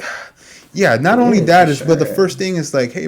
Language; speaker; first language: English; native; English